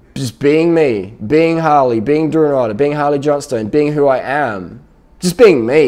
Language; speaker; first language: English; native; English